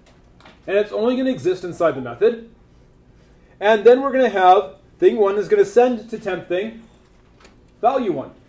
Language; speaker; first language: English; native; English